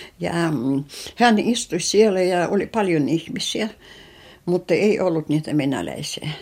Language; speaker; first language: Finnish; non-native, local second language; Russian